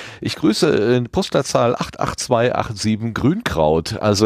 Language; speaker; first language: German; native; German